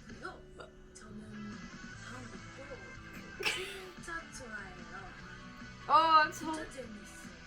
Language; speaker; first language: Korean; non-native, learner; English